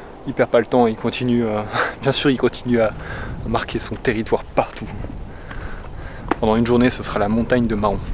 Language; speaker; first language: French; native; French